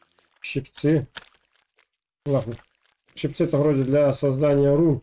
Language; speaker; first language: Russian; native; Russian